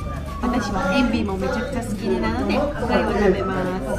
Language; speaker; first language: Japanese; non-native, learner; Georgian